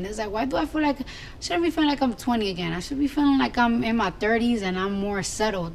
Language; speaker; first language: English; native; English